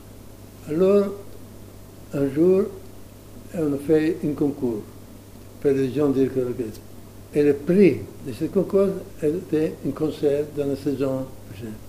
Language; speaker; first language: French; non-native, learner; Italian